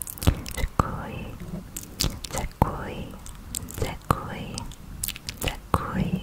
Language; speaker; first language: Czech; non-native, learner; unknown